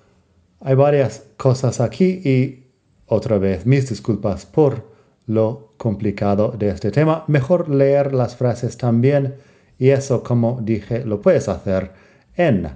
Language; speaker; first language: Spanish; non-native, fluent; English